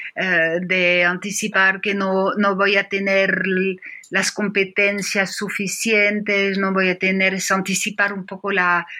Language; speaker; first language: Spanish; non-native, fluent; French